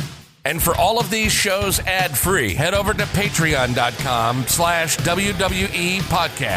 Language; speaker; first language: English; native; English